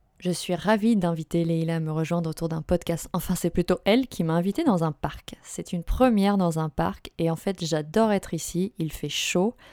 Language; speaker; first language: French; native; French